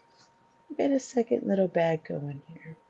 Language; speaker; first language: English; native; English